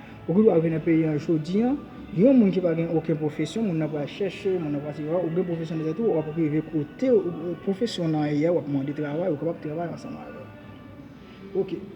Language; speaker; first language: French; non-native, learner; Haitian Creole